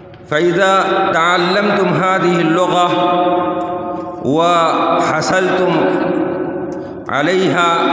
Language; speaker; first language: Arabic; non-native, fluent; Urdu